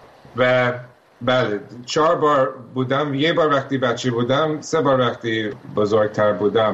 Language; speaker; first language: Persian; early bilingual, heritage; Persian